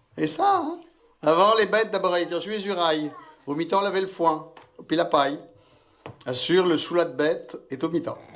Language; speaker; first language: French; native; French